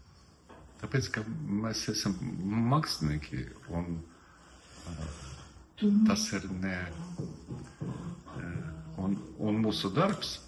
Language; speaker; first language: Latvian; non-native, local second language; Russian